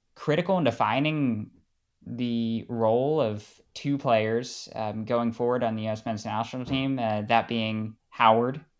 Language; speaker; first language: English; native; English